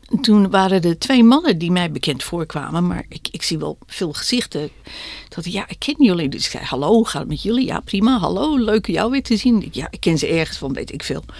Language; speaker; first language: Dutch; native; Dutch